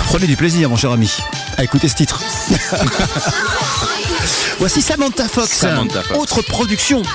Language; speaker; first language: French; native; French